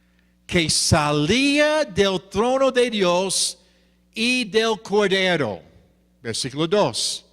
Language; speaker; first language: Spanish; non-native, fluent; English